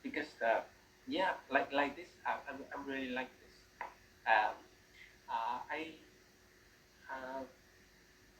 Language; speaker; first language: English; non-native, learner; Vietnamese